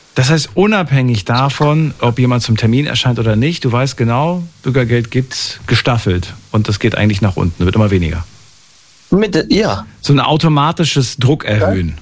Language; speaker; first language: German; native; German